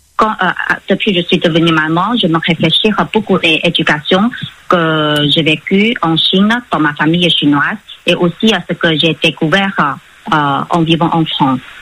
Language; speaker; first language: French; non-native, fluent; Chinese